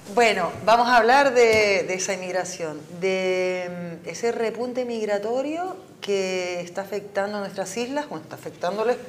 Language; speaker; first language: Spanish; native; Spanish